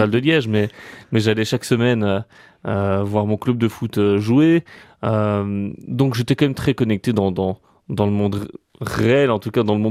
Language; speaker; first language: French; native; French